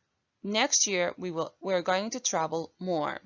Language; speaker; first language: English; non-native, fluent; Bosnian